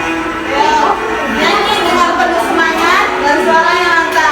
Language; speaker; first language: Indonesian; native; Indonesian